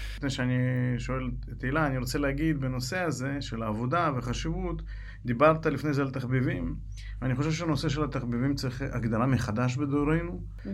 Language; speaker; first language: Hebrew; non-native, fluent; Russian